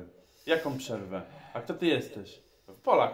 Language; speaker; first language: Polish; native; Polish